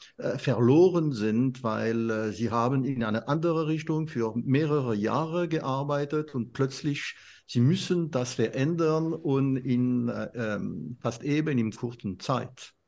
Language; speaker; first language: German; non-native, fluent; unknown